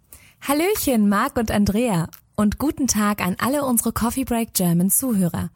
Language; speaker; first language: German; native; German